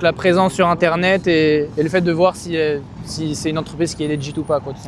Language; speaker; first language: French; native; French